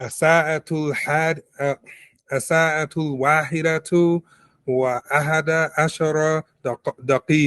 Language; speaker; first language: Arabic; non-native, learner; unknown